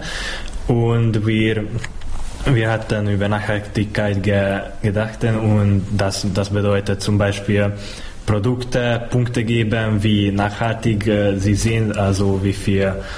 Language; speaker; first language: German; non-native, fluent; Hungarian